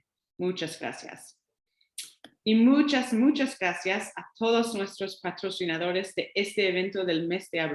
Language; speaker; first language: Spanish; non-native, fluent; English